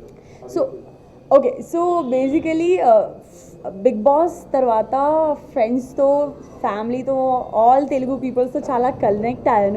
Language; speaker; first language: Telugu; non-native, learner; Gujarati